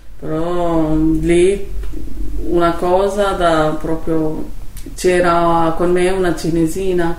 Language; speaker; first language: Italian; non-native, learner; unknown